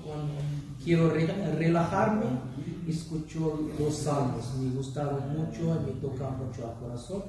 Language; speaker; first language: Spanish; non-native, learner; Arabic